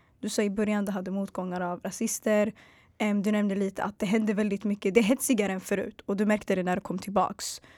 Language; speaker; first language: Swedish; early bilingual, other home language; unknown